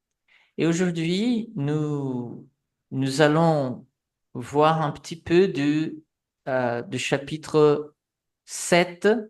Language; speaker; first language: French; non-native, fluent; Portuguese